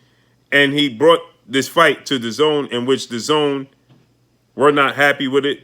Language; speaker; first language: English; native; English